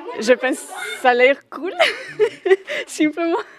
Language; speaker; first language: French; non-native, learner; Polish